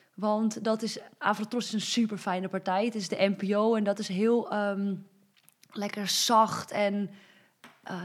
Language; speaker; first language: Dutch; native; Dutch